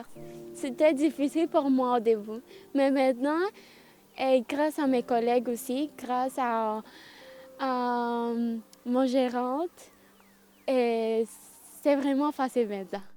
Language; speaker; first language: French; non-native, learner; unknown